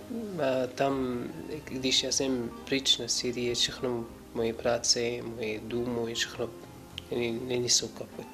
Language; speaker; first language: Czech; non-native, learner; Arabic